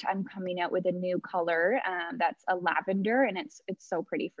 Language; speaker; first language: English; native; English